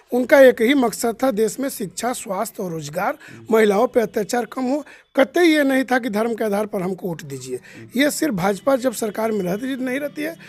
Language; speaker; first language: Hindi; native; Hindi